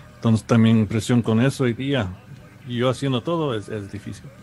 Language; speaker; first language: Spanish; early bilingual, heritage; Spanish